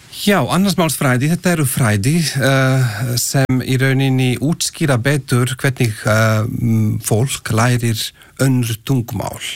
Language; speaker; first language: Icelandic; non-native, fluent; Slovak